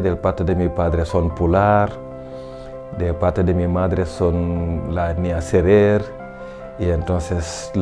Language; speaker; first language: Spanish; non-native, fluent; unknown